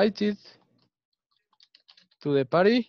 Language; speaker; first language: English; non-native, fluent; Spanish